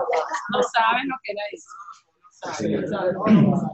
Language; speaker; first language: Spanish; native; Spanish